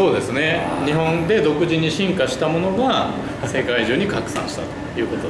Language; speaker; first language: Japanese; native; Japanese